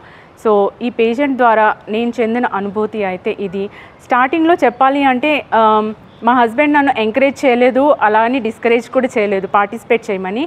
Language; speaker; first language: Telugu; native; Telugu